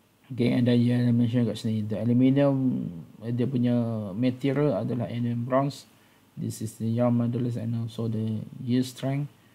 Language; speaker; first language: English; non-native, local second language; Malay